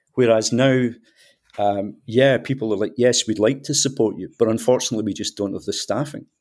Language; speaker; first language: English; native; English